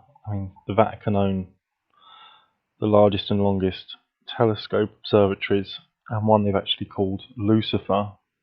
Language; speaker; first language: English; native; English